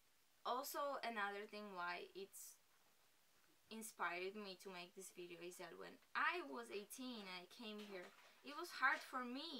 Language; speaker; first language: English; non-native, fluent; Polish